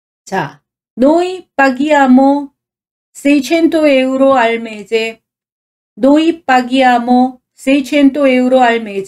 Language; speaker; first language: Italian; non-native, fluent; Korean